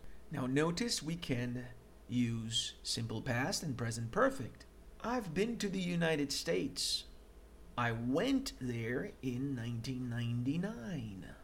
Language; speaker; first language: English; non-native, fluent; Portuguese